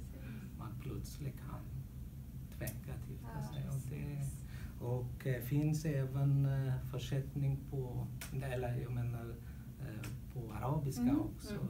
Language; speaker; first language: Swedish; non-native, learner; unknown